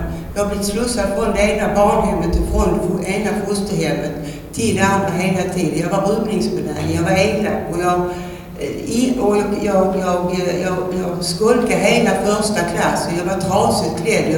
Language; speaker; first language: Swedish; native; Swedish